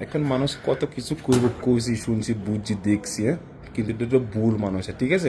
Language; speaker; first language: Bangla; non-native, fluent; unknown